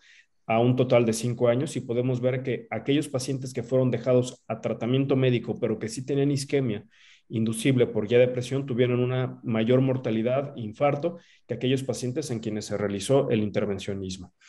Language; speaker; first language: Spanish; native; Spanish